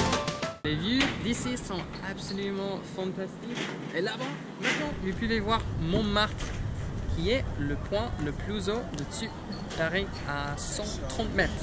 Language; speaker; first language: French; non-native, fluent; English